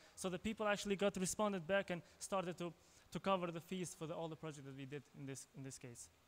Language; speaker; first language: English; non-native, fluent; Albanian